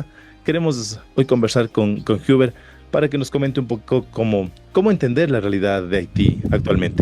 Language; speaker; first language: Spanish; native; Spanish